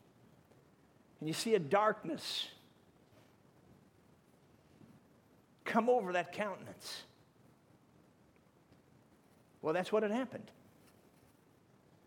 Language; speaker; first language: English; native; English